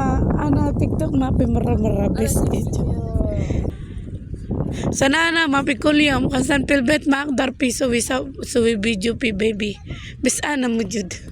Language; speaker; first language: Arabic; non-native, learner; Filipino